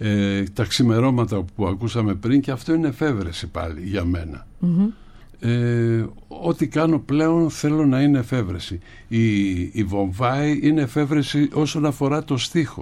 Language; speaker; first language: Greek; native; Greek